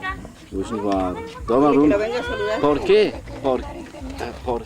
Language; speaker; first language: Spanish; non-native, learner; German